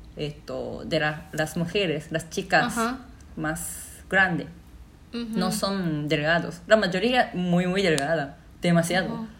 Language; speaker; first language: Spanish; non-native, fluent; Japanese